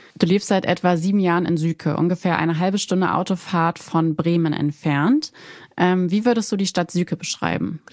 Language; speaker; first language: German; native; German